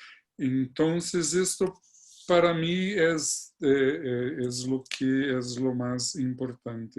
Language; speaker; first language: Spanish; non-native, fluent; Portuguese